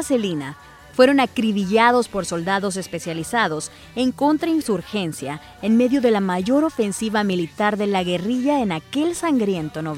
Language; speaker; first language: Spanish; native; Spanish